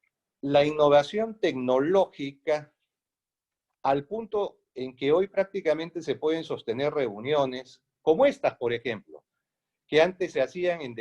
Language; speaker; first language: Spanish; native; Spanish